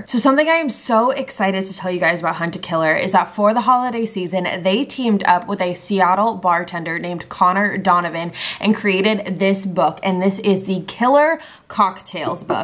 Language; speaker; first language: English; native; English